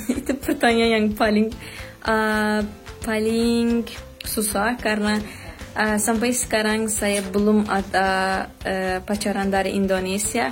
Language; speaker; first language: Indonesian; non-native, fluent; Azerbaijani